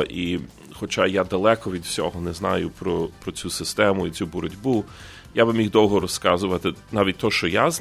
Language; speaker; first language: Ukrainian; early bilingual, heritage; Ukrainian